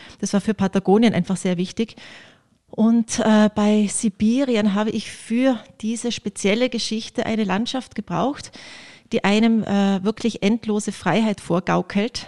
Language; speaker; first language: German; early bilingual, other home language; Polish